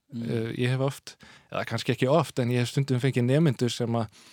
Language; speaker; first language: Icelandic; non-native, fluent; Danish